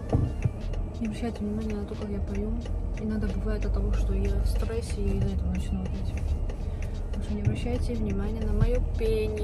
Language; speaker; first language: Russian; native; Russian